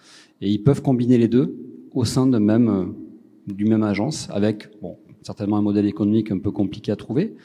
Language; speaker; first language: French; native; French